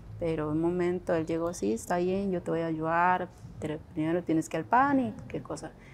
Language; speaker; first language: Spanish; non-native, local second language; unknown